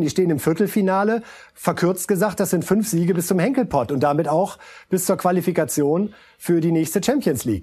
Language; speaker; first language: German; native; German